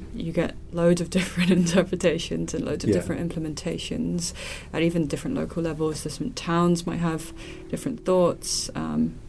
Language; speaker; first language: English; non-native, local second language; Cantonese